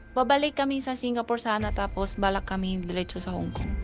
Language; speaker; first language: Filipino; non-native, learner; Chinese